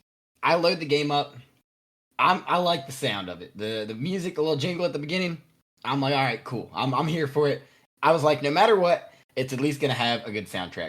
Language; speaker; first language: English; native; English